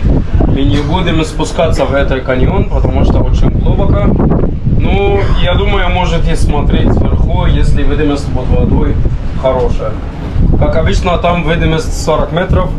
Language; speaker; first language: Russian; non-native, learner; Arabic